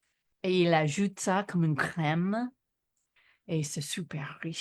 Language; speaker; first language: French; non-native, fluent; English